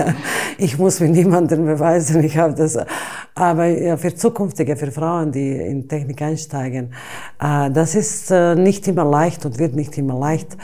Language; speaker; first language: German; non-native, fluent; Bosnian